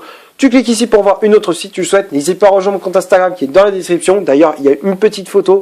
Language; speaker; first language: French; native; French